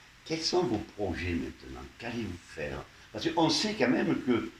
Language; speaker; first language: French; native; French